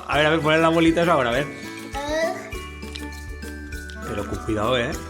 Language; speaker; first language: Spanish; native; Spanish